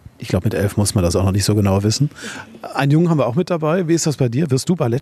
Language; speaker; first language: German; native; German